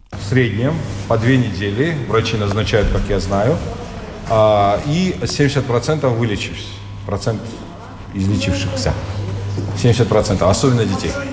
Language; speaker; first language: Russian; non-native, local second language; Georgian